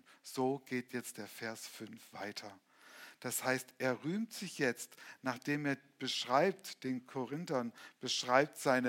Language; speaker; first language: German; native; German